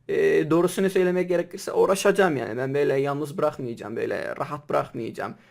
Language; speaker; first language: Turkish; non-native, local second language; Kurdish